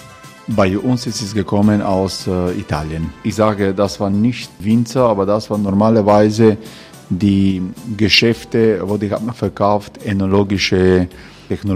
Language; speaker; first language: German; non-native, fluent; Croatian